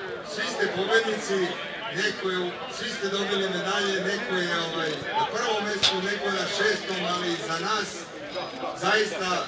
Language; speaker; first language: Croatian; native; Croatian